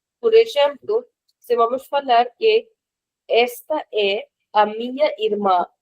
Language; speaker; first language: Portuguese; non-native, fluent; Hindi